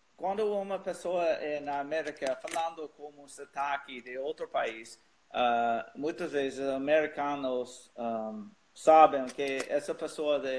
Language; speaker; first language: Portuguese; non-native, learner; English